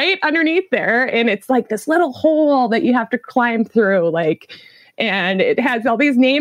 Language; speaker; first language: English; native; English